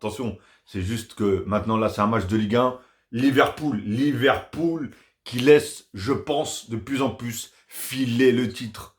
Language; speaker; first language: French; native; French